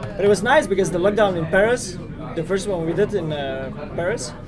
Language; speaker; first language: English; non-native, fluent; Dutch